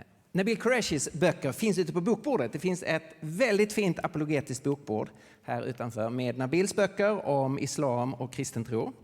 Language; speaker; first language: Swedish; native; Swedish